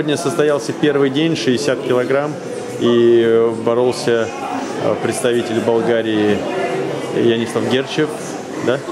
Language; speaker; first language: Russian; native; Russian